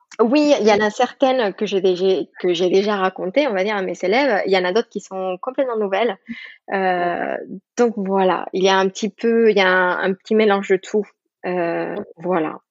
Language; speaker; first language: French; non-native, fluent; Spanish